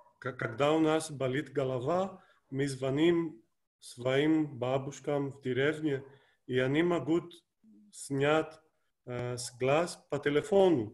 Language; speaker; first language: Russian; non-native, fluent; Greek